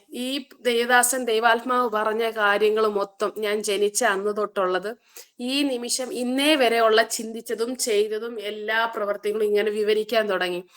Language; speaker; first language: Malayalam; early bilingual, heritage; Malayalam